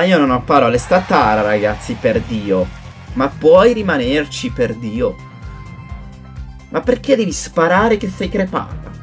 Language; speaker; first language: Italian; native; Italian